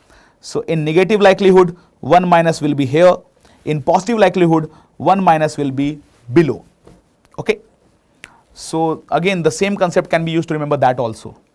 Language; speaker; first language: English; non-native, local second language; Hindi